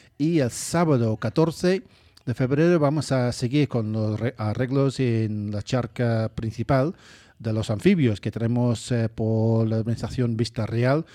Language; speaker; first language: Spanish; non-native, fluent; English